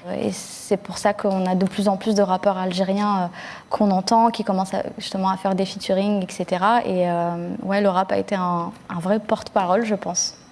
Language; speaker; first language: French; early bilingual, other home language; Arabic